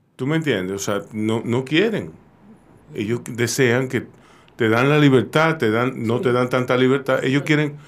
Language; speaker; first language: Spanish; native; Spanish